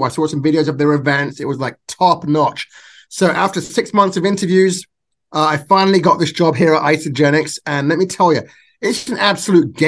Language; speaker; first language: English; native; English